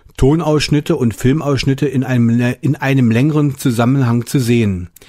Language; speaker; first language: German; native; German